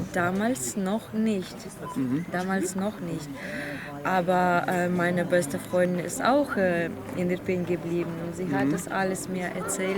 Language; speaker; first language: German; non-native, learner; Ukrainian